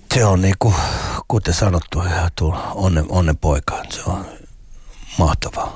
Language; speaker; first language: Finnish; native; Finnish